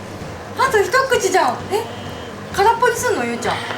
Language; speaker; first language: Japanese; native; Japanese